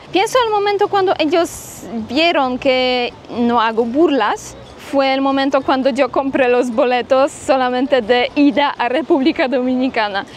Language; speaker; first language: Spanish; non-native, fluent; Polish